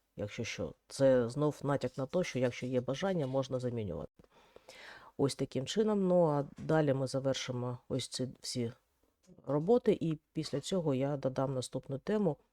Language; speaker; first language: Ukrainian; non-native, local second language; Russian